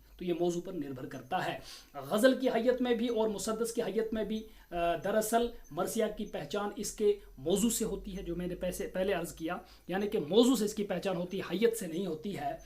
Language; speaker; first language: Urdu; non-native, local second language; Kashmiri